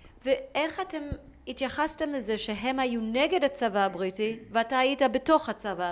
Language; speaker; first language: Hebrew; native; Hebrew